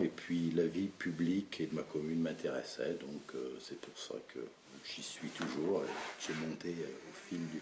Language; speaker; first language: French; native; French